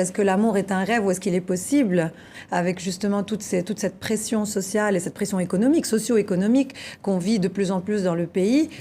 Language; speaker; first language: French; non-native, local second language; Arabic